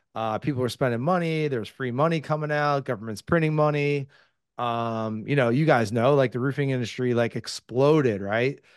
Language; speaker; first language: English; native; English